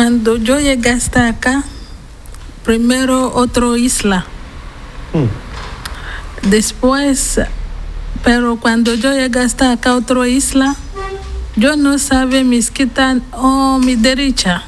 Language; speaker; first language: Spanish; non-native, learner; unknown